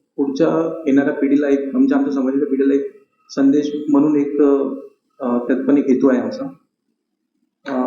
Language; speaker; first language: Marathi; non-native, local second language; Lambadi